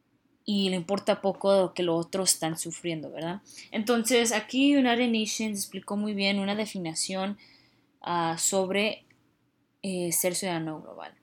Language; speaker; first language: Spanish; early bilingual, heritage; Spanish